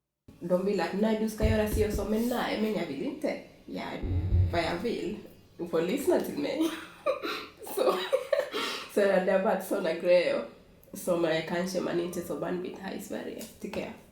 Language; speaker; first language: Swedish; non-native, fluent; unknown